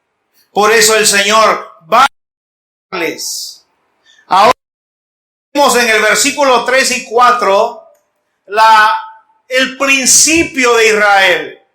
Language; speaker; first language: Spanish; native; Spanish